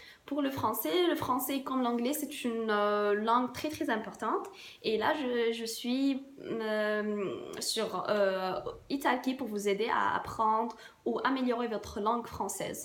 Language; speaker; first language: French; non-native, local second language; Arabic